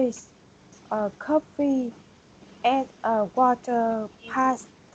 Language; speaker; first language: English; non-native, learner; Vietnamese